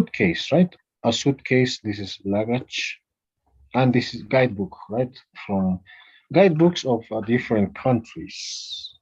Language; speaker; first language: English; non-native, fluent; Spanish